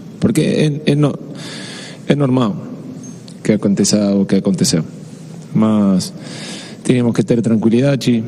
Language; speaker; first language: Portuguese; non-native, fluent; Spanish